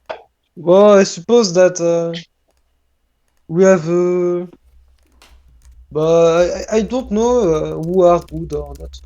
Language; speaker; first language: English; non-native, learner; French